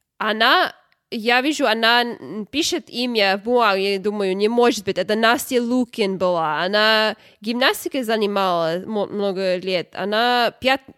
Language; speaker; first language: Russian; non-native, learner; English